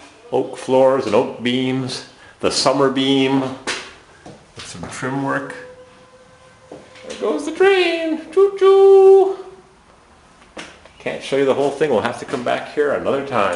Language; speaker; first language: English; native; English